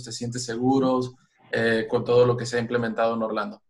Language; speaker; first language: Spanish; native; Spanish